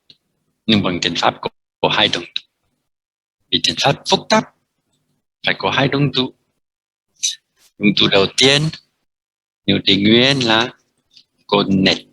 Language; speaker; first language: Vietnamese; non-native, fluent; French